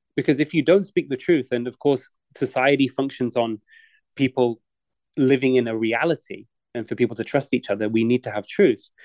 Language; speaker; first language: English; native; English